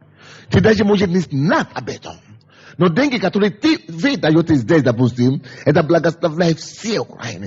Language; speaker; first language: Russian; non-native, fluent; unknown